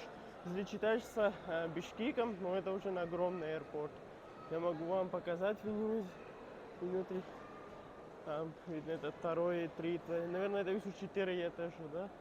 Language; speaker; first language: Russian; non-native, learner; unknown